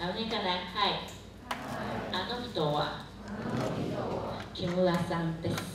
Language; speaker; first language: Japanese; non-native, fluent; Chinese